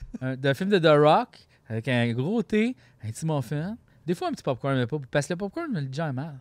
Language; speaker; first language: French; native; French